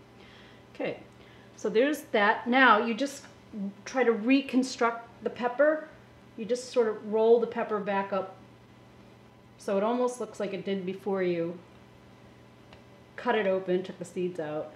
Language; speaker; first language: English; native; English